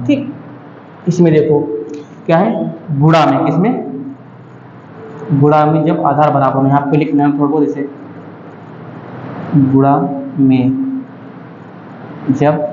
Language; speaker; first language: Hindi; native; Hindi